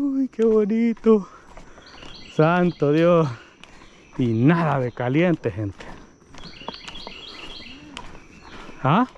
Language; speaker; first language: Spanish; native; Spanish